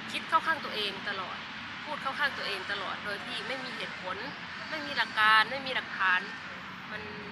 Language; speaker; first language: Thai; native; Thai